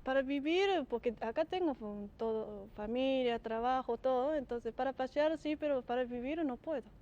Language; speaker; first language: Spanish; non-native, learner; Japanese